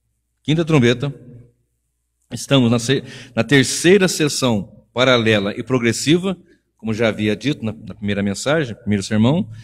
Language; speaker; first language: Portuguese; native; Portuguese